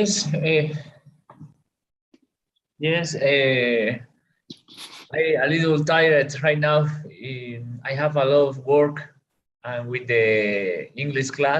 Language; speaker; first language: English; non-native, learner; Spanish